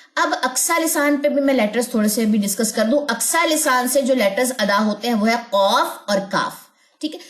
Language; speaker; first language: Urdu; native; Urdu